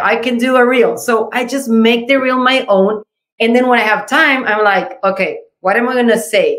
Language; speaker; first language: English; non-native, fluent; Spanish